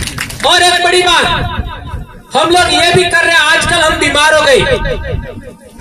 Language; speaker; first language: Hindi; non-native, local second language; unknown